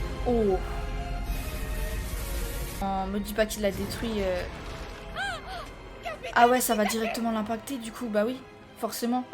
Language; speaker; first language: French; native; French